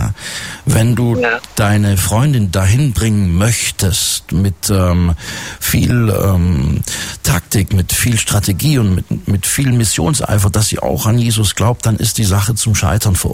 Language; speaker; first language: German; native; German